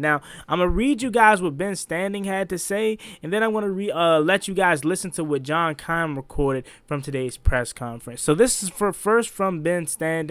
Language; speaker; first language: English; native; English